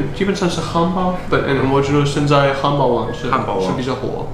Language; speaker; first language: Chinese; non-native, fluent; English